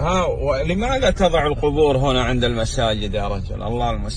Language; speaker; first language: Arabic; native; Arabic